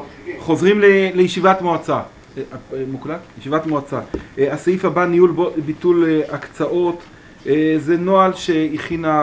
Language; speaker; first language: Hebrew; native; Hebrew